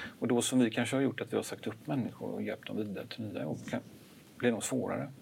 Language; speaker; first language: Swedish; native; Swedish